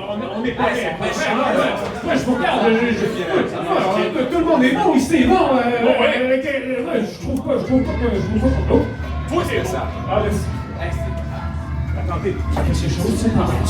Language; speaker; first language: French; native; French